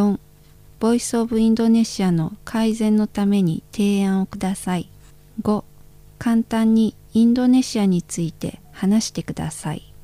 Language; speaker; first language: Japanese; non-native, fluent; Indonesian